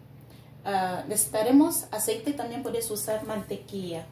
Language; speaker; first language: Spanish; non-native, learner; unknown